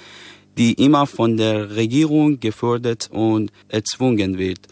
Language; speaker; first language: German; non-native, fluent; Persian